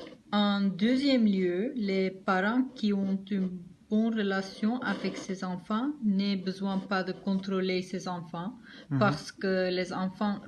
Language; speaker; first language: French; non-native, learner; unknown